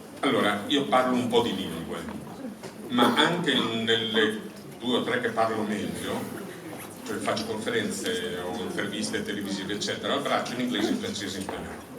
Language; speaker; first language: Italian; early bilingual, other home language; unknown